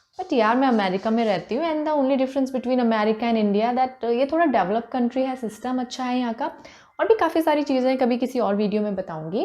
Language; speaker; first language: Hindi; native; Hindi